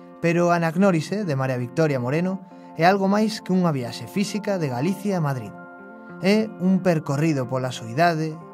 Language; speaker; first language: Galician; non-native, local second language; Spanish